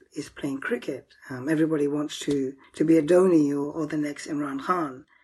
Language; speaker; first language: English; native; English